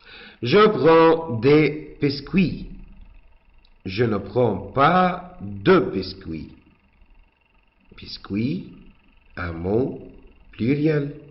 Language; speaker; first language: French; non-native, fluent; Arabic